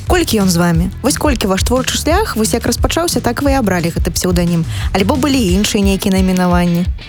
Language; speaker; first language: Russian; native; Russian